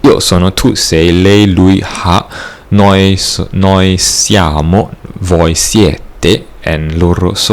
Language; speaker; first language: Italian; non-native, learner; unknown